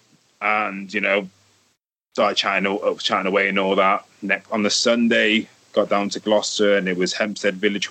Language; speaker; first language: English; native; English